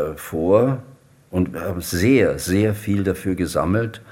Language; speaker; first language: German; native; German